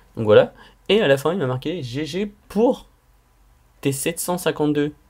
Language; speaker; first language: French; native; French